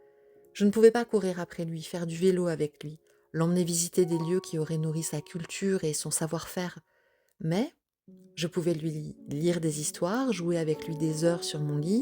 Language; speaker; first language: French; native; French